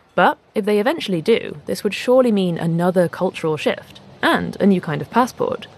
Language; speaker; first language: English; native; English